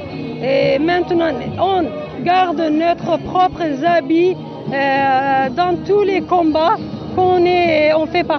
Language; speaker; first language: French; non-native, learner; Kurdish